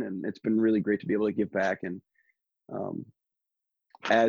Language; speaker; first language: English; native; English